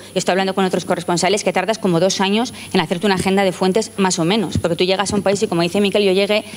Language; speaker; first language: Spanish; native; Spanish